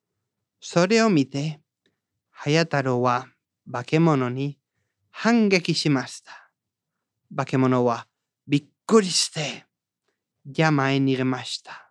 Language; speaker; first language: Japanese; non-native, learner; Spanish